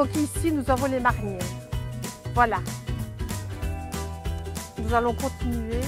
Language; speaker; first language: French; native; French